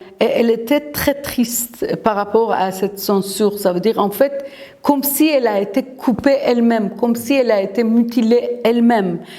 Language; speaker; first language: French; non-native, fluent; Persian